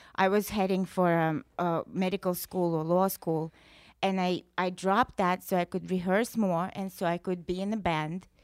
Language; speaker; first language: English; non-native, fluent; Russian